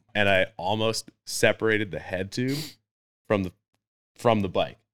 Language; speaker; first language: English; native; English